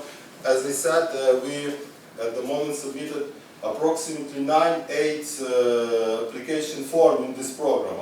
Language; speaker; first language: English; non-native, learner; Ukrainian